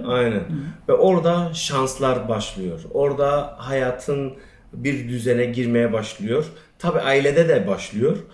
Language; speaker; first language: Turkish; early bilingual, other home language; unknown